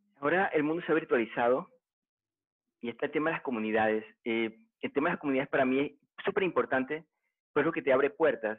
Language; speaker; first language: Spanish; native; Spanish